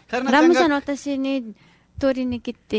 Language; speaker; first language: Japanese; non-native, learner; Nepali